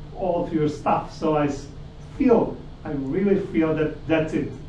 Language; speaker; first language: English; non-native, fluent; Czech